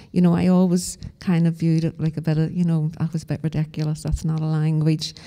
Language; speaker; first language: English; native; English